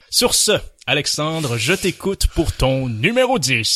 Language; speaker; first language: French; native; French